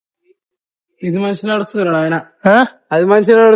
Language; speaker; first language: Telugu; native; Telugu